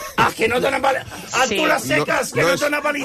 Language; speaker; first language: Catalan; native; Catalan